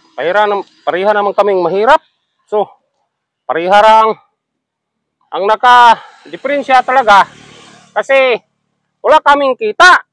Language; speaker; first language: Filipino; non-native, local second language; Cebuano